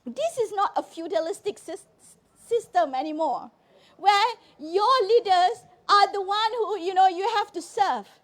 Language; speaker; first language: English; non-native, local second language; Malay